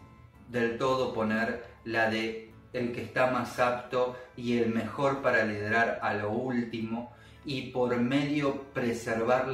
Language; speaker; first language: Spanish; native; Spanish